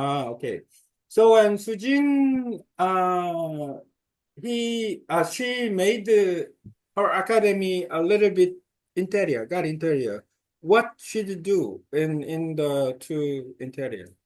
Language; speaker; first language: English; non-native, learner; Korean